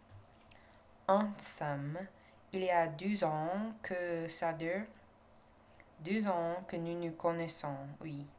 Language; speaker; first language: French; non-native, learner; English